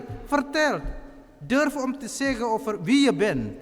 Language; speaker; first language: Dutch; non-native, fluent; Indonesian